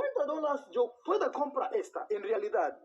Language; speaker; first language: Spanish; non-native, learner; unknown